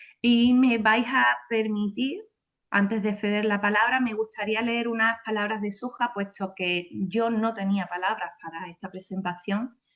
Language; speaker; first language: Spanish; native; Spanish